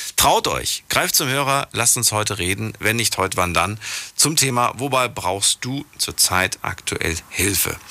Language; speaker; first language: German; native; German